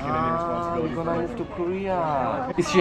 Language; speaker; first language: English; non-native, fluent; Polish